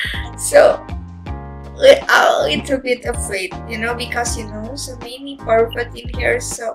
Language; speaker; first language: English; non-native, learner; Indonesian